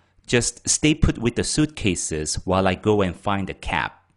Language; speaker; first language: English; non-native, fluent; Korean